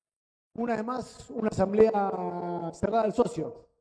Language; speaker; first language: Spanish; native; Spanish